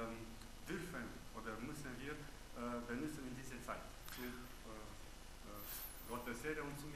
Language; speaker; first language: German; non-native, learner; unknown